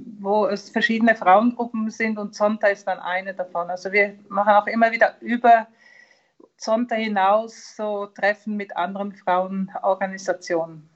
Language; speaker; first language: German; early bilingual, heritage; German